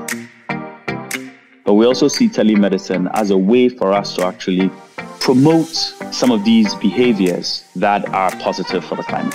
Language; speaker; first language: English; non-native, local second language; Akan